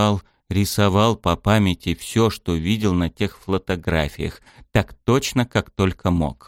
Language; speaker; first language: Russian; native; Russian